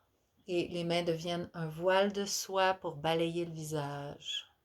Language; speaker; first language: French; native; French